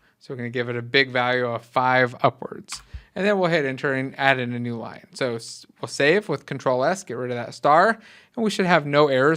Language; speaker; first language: English; native; English